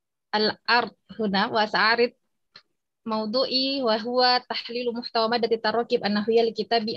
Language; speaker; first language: Arabic; non-native, fluent; Indonesian